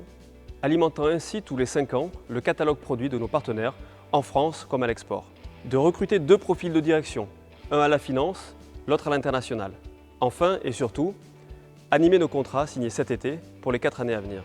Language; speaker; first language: French; native; French